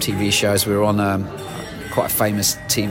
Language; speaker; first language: English; native; English